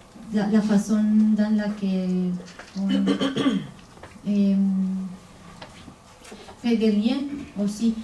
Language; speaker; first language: French; non-native, fluent; Spanish